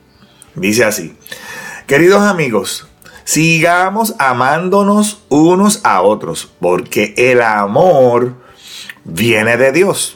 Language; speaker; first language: Spanish; native; Spanish